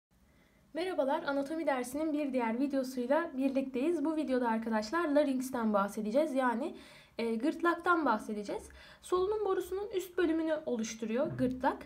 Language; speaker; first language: Turkish; native; Turkish